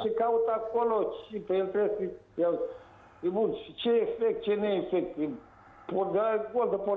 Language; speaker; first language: Romanian; native; Romanian